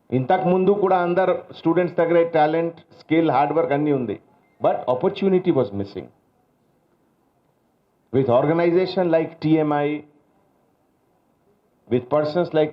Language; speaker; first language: Telugu; non-native, learner; Hindi